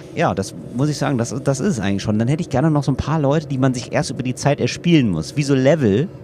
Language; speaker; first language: German; native; German